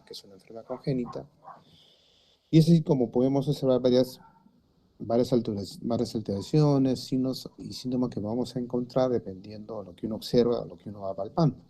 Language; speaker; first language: Spanish; native; Spanish